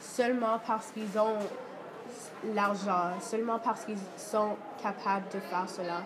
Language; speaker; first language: French; non-native, learner; English